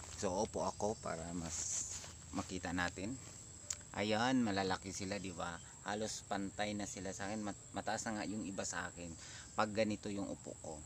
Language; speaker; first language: Filipino; non-native, local second language; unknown